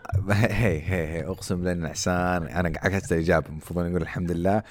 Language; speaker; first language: Arabic; early bilingual, heritage; Arabic